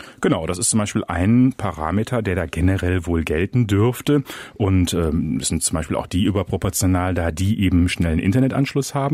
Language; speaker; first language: German; native; German